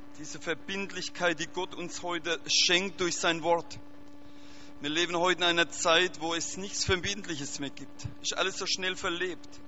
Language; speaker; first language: German; native; German